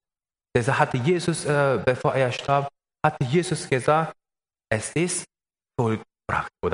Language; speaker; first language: German; non-native, learner; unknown